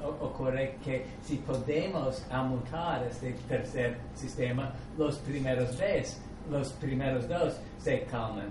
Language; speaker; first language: Spanish; non-native, fluent; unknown